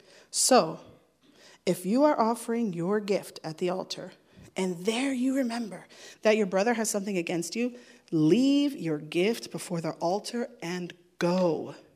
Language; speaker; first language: English; early bilingual, other home language; Spanish